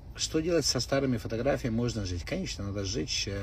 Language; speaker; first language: Russian; non-native, local second language; Kazakh